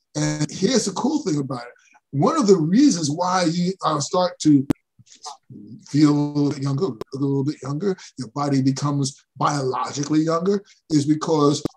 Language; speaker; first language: English; early bilingual, other home language; Spanish